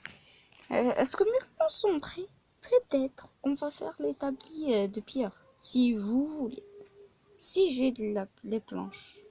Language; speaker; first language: French; non-native, learner; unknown